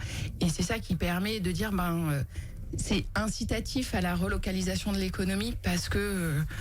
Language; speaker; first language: French; native; French